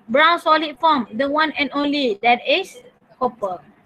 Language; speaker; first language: English; non-native, local second language; Malay